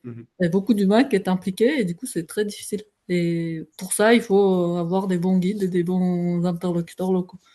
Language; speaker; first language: French; non-native, fluent; Kyrgyz